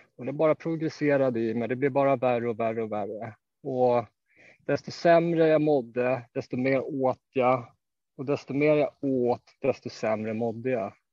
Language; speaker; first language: Swedish; native; Swedish